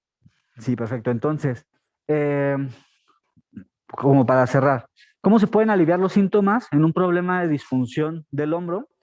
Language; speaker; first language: Spanish; native; Spanish